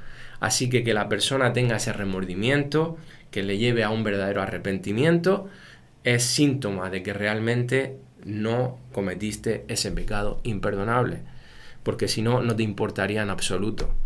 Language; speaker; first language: Spanish; native; Spanish